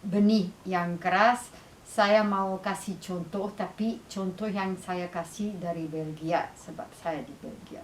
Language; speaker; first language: Indonesian; non-native, fluent; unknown